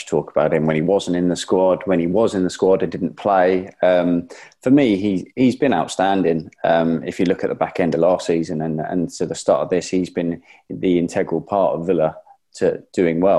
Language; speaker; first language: English; native; English